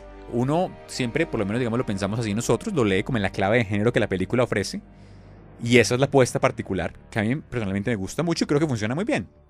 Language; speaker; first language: Spanish; native; Spanish